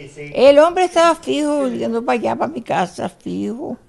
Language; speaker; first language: Spanish; native; Spanish